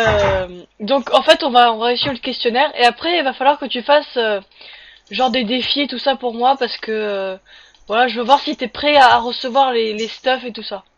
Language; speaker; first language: French; native; French